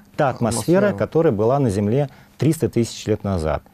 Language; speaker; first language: Russian; native; Russian